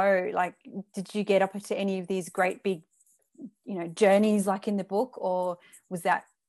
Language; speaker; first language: English; native; English